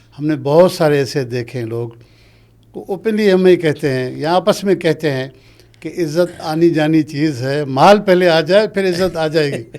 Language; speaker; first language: Urdu; non-native, local second language; Sindhi